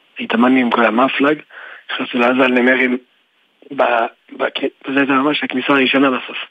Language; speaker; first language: Hebrew; early bilingual, other home language; French